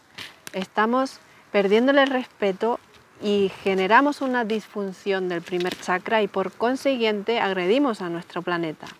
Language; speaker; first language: Spanish; native; Spanish